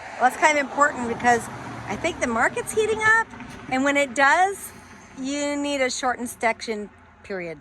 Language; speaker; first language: English; native; English